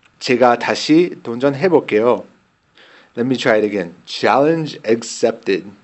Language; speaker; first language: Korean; non-native, learner; English